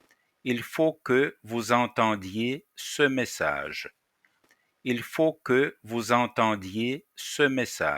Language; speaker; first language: French; non-native, fluent; Russian